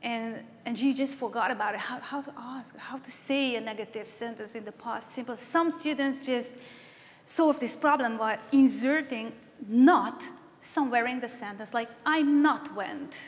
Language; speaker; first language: English; non-native, fluent; Hungarian